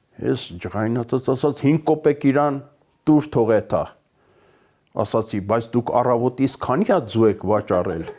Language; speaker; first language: Armenian; early bilingual, heritage; Armenian